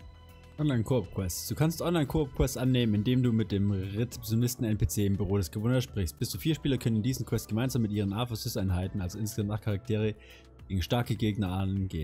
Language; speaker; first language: German; native; German